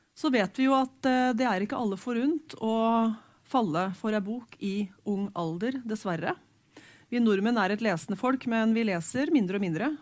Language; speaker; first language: Norwegian; native; Norwegian